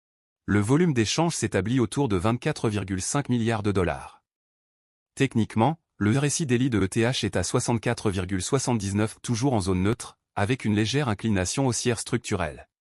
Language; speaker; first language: French; native; French